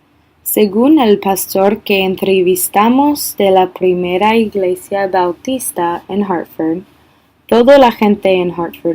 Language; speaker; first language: Spanish; non-native, learner; English